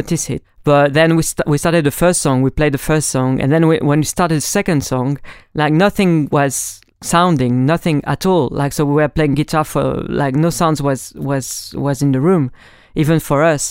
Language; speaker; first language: English; non-native, fluent; French